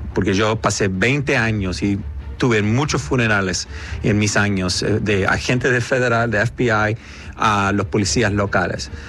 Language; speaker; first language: Spanish; early bilingual, heritage; Spanish